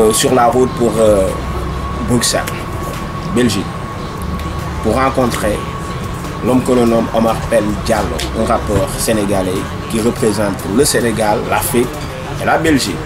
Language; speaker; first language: French; non-native, local second language; Wolof